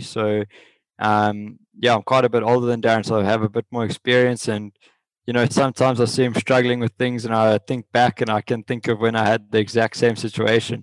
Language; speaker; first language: English; native; English